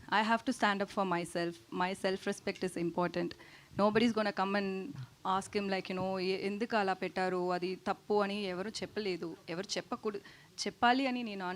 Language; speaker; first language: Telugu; non-native, learner; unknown